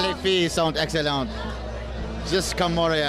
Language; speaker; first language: French; non-native, local second language; English